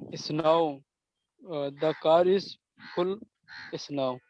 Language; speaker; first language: English; non-native, learner; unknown